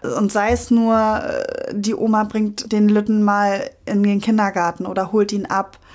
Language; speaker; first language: German; native; German